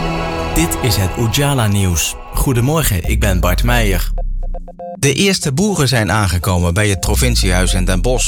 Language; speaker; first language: Dutch; native; Dutch